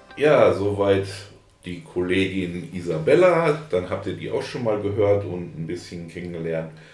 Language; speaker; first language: German; native; German